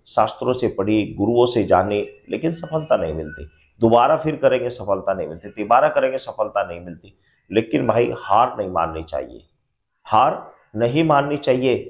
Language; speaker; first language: Hindi; native; Hindi